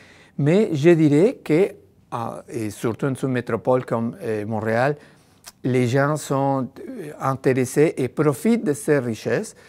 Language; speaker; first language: French; non-native, fluent; Spanish